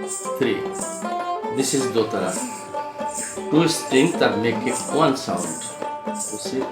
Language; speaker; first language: English; non-native, learner; Bangla